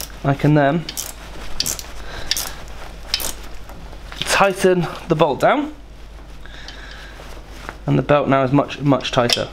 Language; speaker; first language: English; native; English